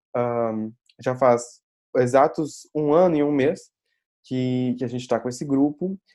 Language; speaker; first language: Portuguese; native; Portuguese